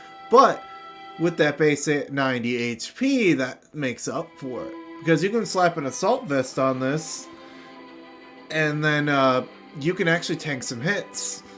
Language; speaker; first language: English; native; English